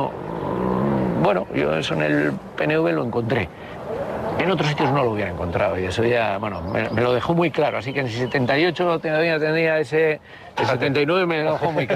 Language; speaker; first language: Spanish; native; Spanish